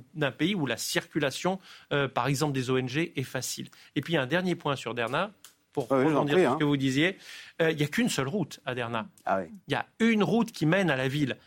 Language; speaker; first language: French; native; French